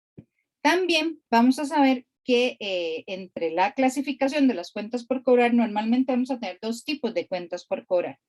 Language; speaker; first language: Spanish; native; Spanish